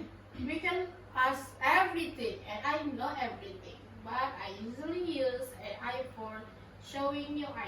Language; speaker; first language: English; non-native, learner; Indonesian